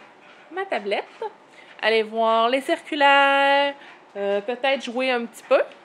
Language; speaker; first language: French; native; French